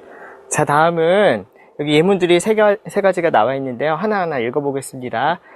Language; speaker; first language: Korean; native; Korean